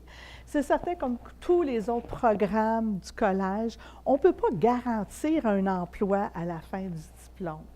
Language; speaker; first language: French; native; French